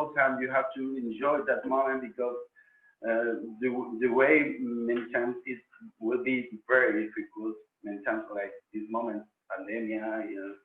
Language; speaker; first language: English; non-native, learner; Spanish